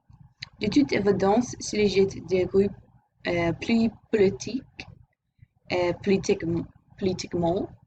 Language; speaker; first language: French; non-native, learner; English